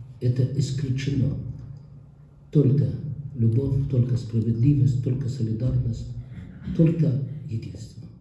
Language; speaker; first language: Russian; non-native, fluent; Arabic